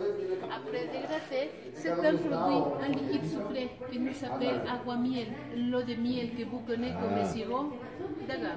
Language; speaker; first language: French; non-native, learner; Spanish